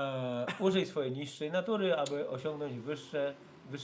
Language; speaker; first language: Polish; native; Polish